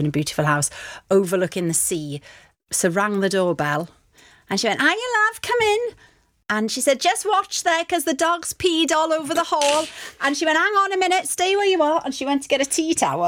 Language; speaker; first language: English; non-native, local second language; Welsh